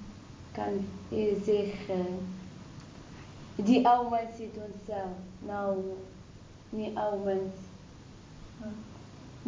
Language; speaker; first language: Dutch; non-native, learner; Arabic